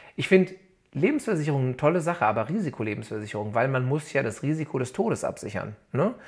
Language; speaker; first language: German; native; German